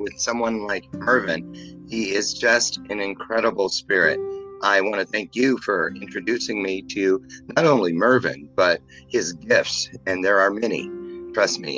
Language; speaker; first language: English; native; English